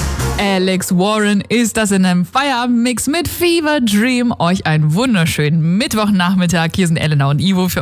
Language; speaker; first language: German; native; German